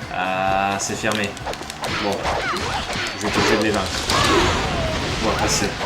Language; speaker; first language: French; native; French